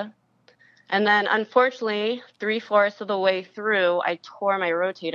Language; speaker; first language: English; native; English